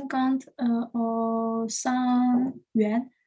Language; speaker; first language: French; non-native, learner; Chinese